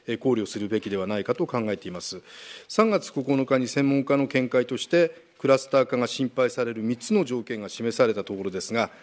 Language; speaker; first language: Japanese; native; Japanese